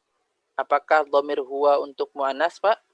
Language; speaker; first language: Indonesian; native; Indonesian